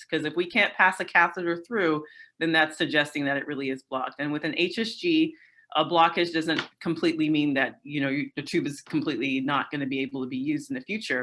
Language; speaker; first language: English; native; English